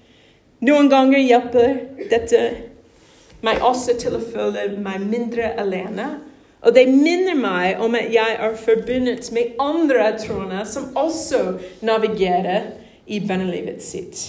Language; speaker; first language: Norwegian; non-native, fluent; English